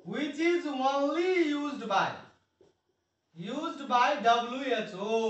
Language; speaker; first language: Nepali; non-native, local second language; Maithili